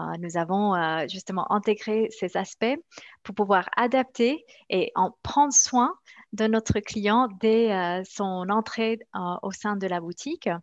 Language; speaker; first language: French; non-native, fluent; Spanish